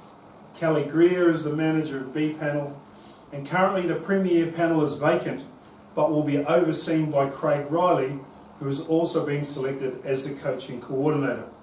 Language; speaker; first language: English; native; English